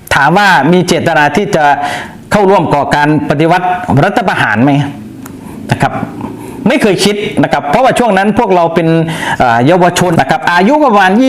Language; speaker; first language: Thai; native; Thai